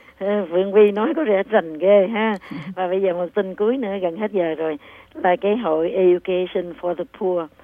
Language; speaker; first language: Vietnamese; native; Vietnamese